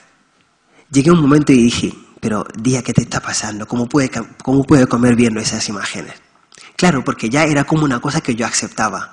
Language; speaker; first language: Spanish; non-native, fluent; Wolof